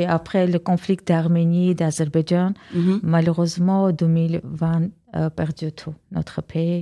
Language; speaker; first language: French; non-native, learner; Armenian